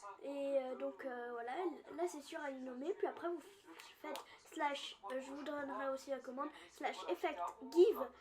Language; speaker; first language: French; native; French